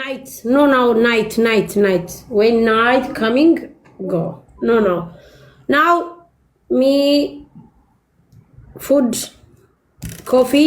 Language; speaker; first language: English; non-native, learner; Amharic